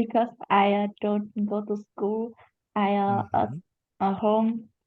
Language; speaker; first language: English; non-native, learner; Vietnamese